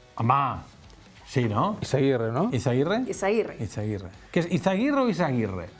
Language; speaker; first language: Catalan; native; Catalan